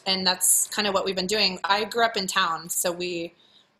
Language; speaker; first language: English; native; English